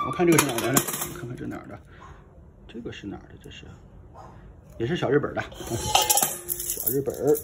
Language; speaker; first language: Chinese; native; Chinese